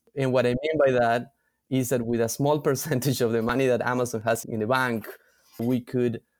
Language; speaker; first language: English; non-native, fluent; Spanish